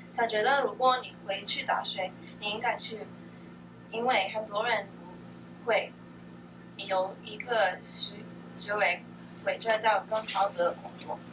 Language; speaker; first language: Chinese; non-native, learner; English